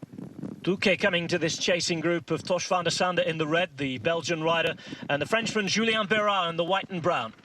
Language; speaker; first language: English; native; English